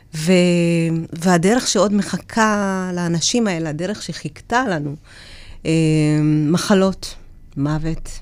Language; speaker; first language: Hebrew; early bilingual, other home language; Amharic